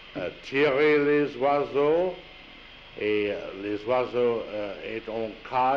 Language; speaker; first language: French; non-native, learner; English